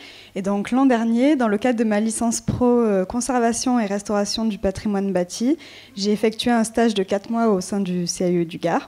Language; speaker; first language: French; native; French